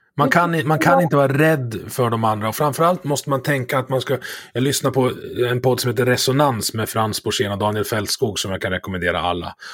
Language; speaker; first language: Swedish; native; Swedish